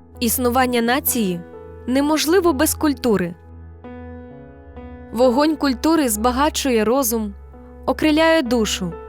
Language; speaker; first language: Ukrainian; native; Ukrainian